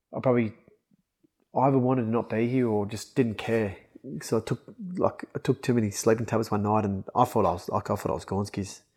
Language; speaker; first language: English; native; English